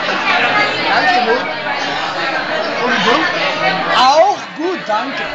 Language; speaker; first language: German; non-native, learner; Spanish